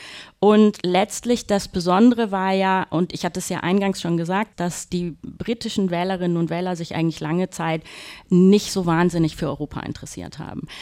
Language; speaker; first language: German; native; German